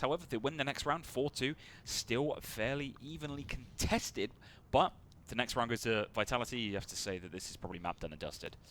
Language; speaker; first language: English; native; English